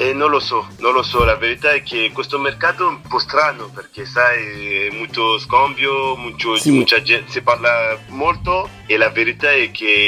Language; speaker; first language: Italian; non-native, fluent; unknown